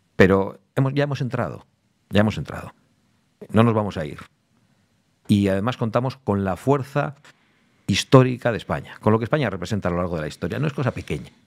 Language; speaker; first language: Spanish; native; Spanish